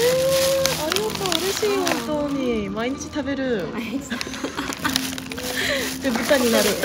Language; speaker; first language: Japanese; non-native, fluent; Korean